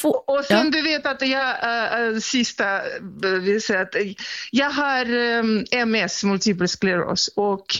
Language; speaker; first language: Swedish; non-native, fluent; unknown